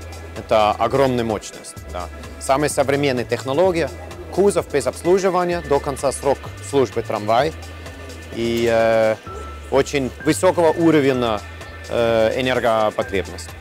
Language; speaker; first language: Russian; non-native, learner; German